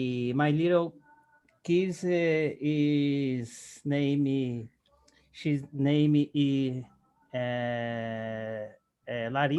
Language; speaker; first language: English; non-native, learner; Portuguese